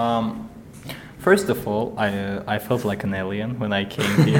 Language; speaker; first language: English; non-native, fluent; Azerbaijani